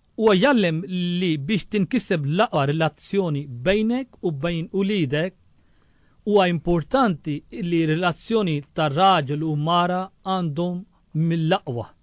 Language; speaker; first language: Maltese; non-native, fluent; Urdu